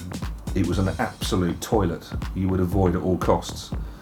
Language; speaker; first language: English; native; English